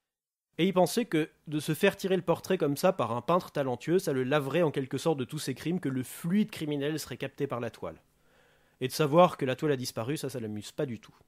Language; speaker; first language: French; native; French